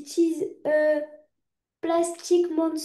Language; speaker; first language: English; non-native, learner; French